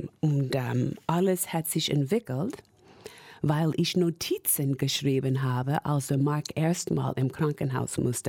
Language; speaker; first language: German; non-native, fluent; English